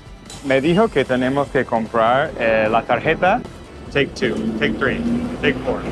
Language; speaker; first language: Spanish; non-native, fluent; English